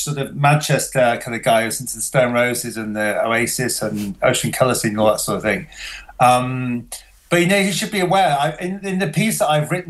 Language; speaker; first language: English; native; English